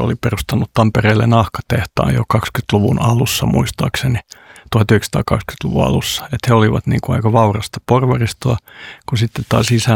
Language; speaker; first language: Finnish; non-native, local second language; Swedish